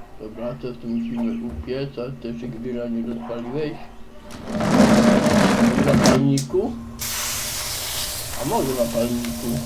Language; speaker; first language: Polish; native; Polish